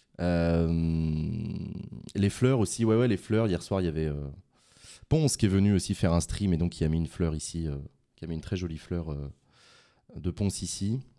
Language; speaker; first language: French; native; French